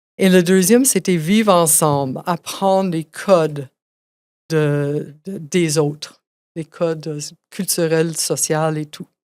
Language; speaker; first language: French; native; French